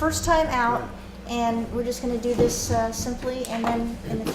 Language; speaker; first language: English; native; English